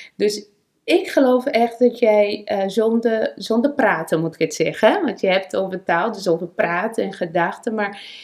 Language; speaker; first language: Dutch; non-native, fluent; Portuguese